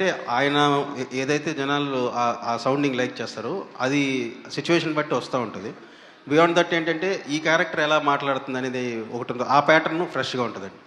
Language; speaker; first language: Telugu; native; Telugu